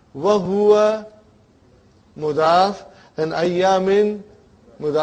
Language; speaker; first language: Arabic; non-native, fluent; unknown